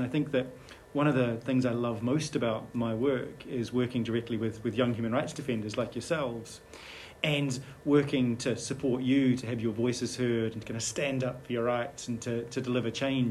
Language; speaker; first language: English; native; English